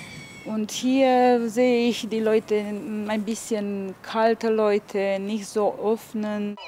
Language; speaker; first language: German; non-native, learner; Romanian